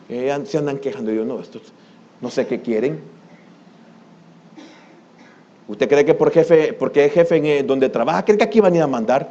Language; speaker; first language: Spanish; native; Spanish